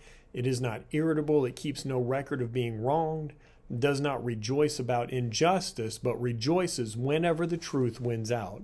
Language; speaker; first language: English; native; English